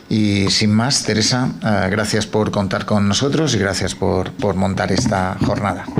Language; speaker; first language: Spanish; native; Spanish